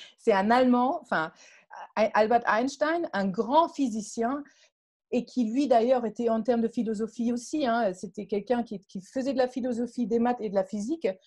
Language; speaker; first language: French; non-native, fluent; German